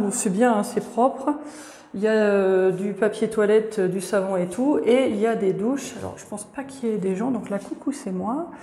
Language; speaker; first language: French; native; French